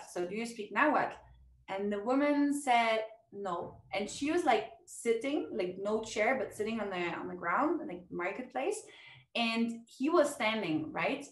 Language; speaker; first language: English; non-native, fluent; German